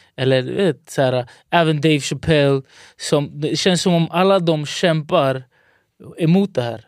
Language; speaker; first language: Swedish; early bilingual, other home language; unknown